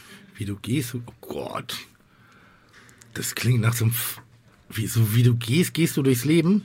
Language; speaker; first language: German; native; German